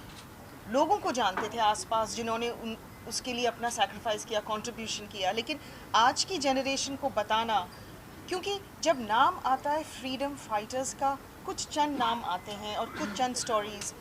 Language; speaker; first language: Hindi; native; Hindi